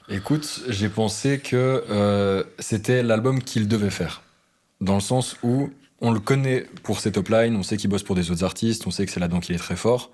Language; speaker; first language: French; native; French